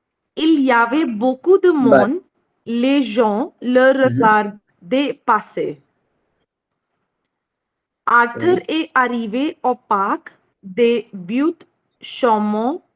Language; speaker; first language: French; non-native, learner; Hindi